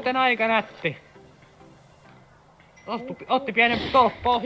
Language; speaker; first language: Finnish; native; Finnish